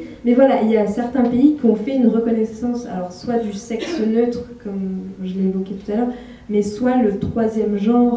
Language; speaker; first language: French; native; French